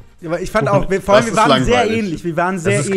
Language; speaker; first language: German; native; German